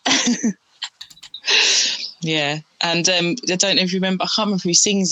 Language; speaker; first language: English; native; English